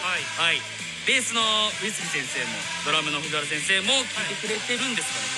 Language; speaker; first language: Japanese; native; Japanese